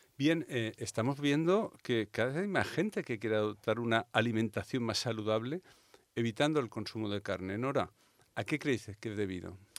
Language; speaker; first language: Spanish; native; Spanish